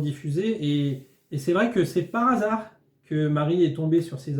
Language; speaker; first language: French; native; French